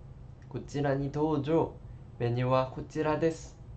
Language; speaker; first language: Japanese; non-native, learner; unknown